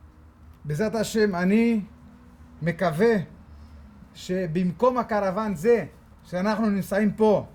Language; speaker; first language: Hebrew; non-native, fluent; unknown